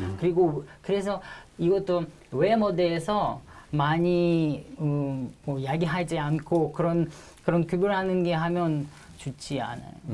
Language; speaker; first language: Korean; non-native, learner; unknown